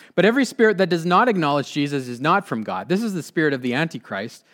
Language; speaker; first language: English; native; English